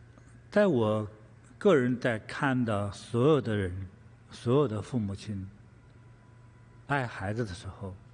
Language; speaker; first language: Chinese; native; Chinese